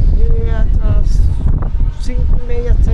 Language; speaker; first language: Spanish; native; Spanish